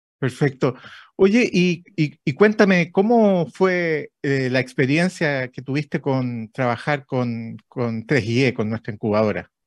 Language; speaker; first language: Spanish; native; Spanish